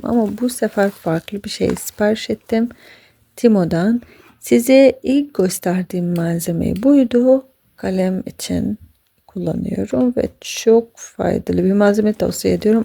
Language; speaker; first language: Turkish; non-native, fluent; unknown